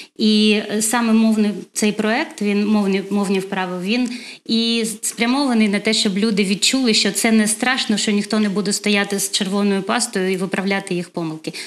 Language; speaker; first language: Ukrainian; non-native, local second language; Russian